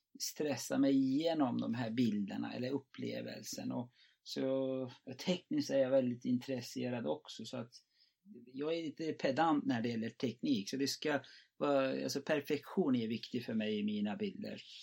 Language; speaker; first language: Swedish; non-native, fluent; Turkish